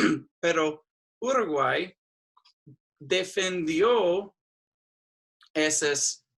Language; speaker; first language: Spanish; non-native, fluent; English